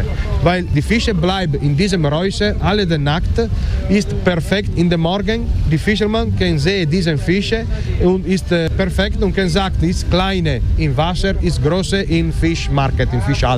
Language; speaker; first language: German; non-native, learner; Italian